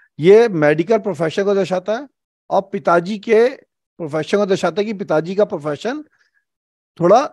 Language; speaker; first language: Hindi; native; Hindi